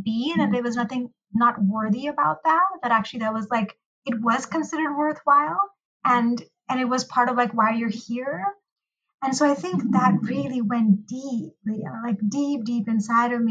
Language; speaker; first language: English; non-native, local second language; Urdu